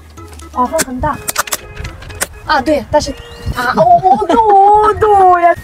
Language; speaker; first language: Chinese; non-native, learner; Ukrainian